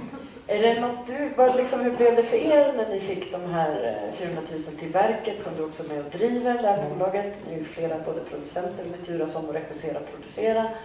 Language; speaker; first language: Swedish; native; Swedish